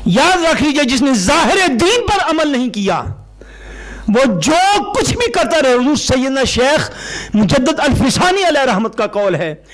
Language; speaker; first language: Urdu; non-native, local second language; Punjabi